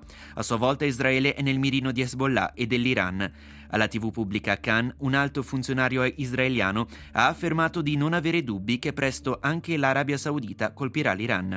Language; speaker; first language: Italian; native; Italian